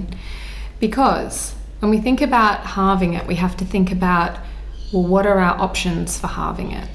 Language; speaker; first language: English; native; English